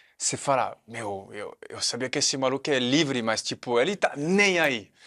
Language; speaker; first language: Portuguese; non-native, fluent; French